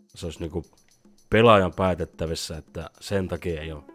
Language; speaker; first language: Finnish; native; Finnish